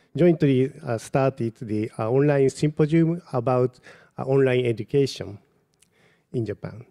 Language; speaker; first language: English; non-native, fluent; Japanese